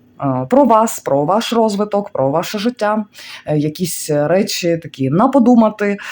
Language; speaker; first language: Ukrainian; non-native, local second language; Russian